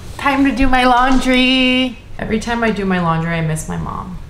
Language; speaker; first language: English; native; English